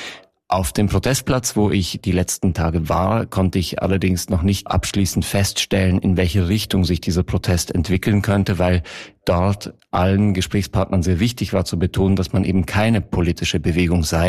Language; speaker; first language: German; native; German